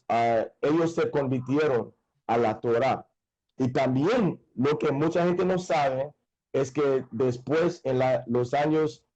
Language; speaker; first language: Spanish; non-native, fluent; English